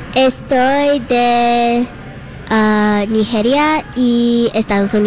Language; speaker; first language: Spanish; non-native, learner; English